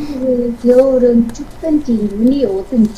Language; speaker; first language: Korean; non-native, learner; Vietnamese